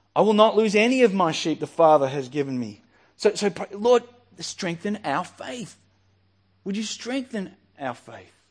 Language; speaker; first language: English; native; English